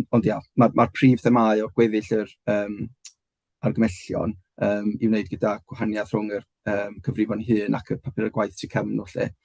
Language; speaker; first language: Welsh; native; Welsh